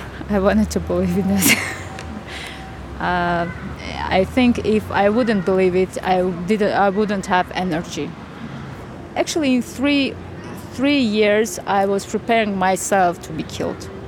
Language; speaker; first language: English; non-native, fluent; Armenian